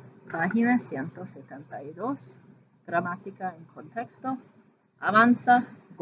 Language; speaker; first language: Spanish; non-native, fluent; English